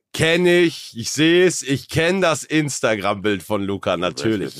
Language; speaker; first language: German; native; German